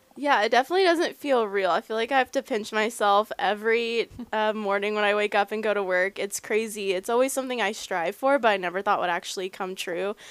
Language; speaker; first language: English; native; English